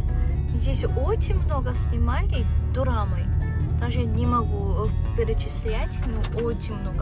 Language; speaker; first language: Russian; non-native, learner; Korean